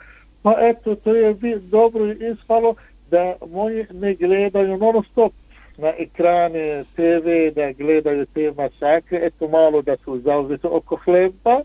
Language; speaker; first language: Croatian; non-native, fluent; Arabic